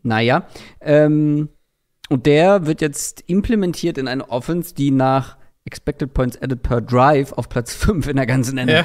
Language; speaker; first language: German; native; German